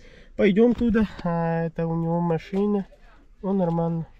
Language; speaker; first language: Russian; non-native, learner; Pashto